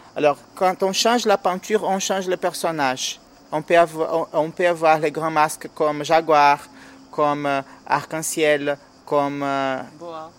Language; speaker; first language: French; non-native, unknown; Portuguese